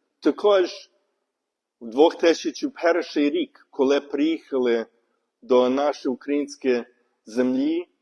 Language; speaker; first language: Ukrainian; non-native, learner; English